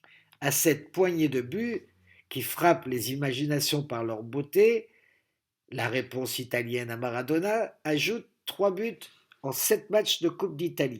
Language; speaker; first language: French; native; French